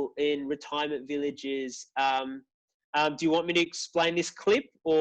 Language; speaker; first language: English; native; English